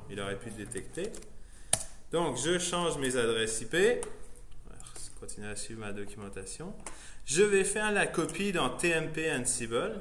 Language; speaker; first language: French; native; French